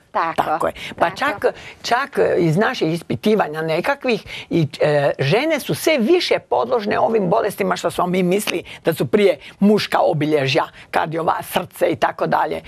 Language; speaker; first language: Croatian; native; Croatian